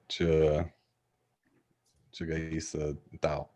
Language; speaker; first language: Chinese; non-native, learner; English